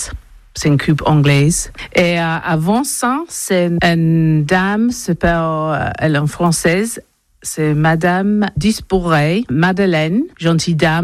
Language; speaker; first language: French; non-native, learner; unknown